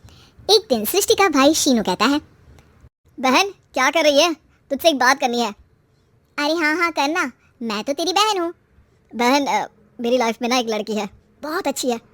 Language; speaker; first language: Hindi; native; Hindi